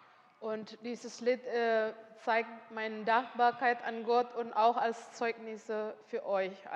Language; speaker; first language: German; non-native, learner; Indonesian